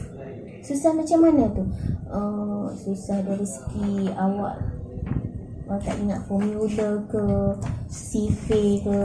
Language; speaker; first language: Malay; native; Malay